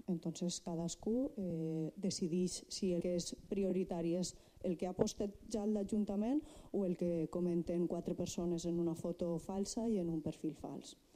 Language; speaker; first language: Catalan; non-native, local second language; Spanish